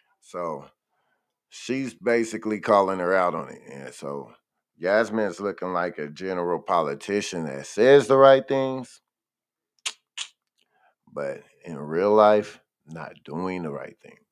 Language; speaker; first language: English; native; English